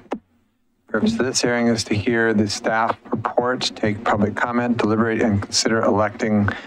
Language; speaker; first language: English; native; English